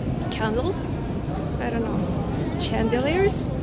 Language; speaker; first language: English; non-native, fluent; Russian